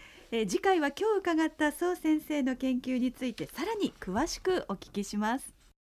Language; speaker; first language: Japanese; native; Japanese